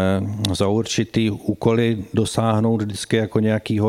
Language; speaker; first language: Czech; native; Czech